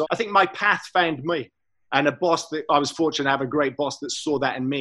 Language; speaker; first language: English; native; English